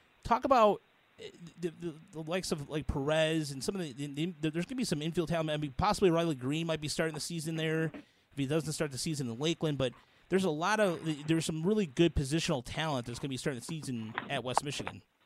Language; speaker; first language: English; native; English